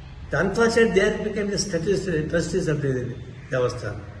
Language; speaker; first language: English; non-native, local second language; Telugu